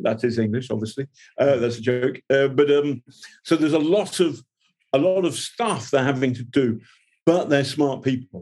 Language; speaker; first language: English; native; English